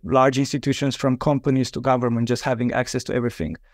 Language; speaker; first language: English; non-native, fluent; Romanian